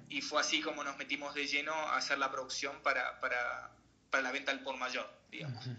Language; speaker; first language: Spanish; native; Spanish